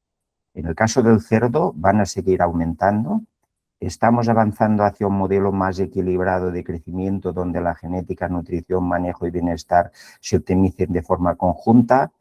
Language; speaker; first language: Spanish; native; Spanish